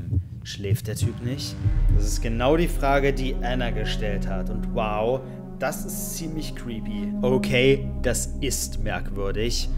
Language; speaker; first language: German; native; German